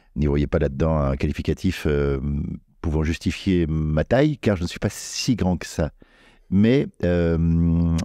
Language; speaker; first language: French; native; French